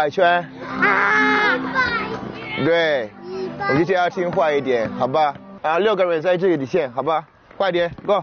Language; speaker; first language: Chinese; non-native, fluent; English